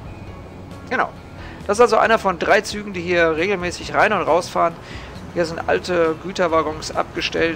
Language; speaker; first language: German; native; German